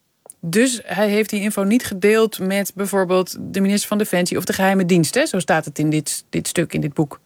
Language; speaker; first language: Dutch; native; Dutch